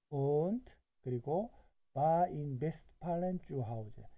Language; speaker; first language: German; non-native, fluent; Korean